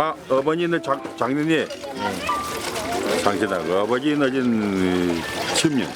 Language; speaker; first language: Korean; early bilingual, heritage; Korean